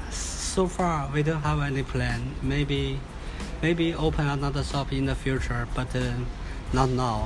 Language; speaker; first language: English; non-native, fluent; Chinese